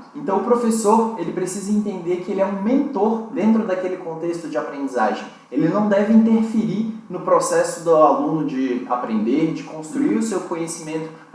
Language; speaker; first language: Portuguese; native; Portuguese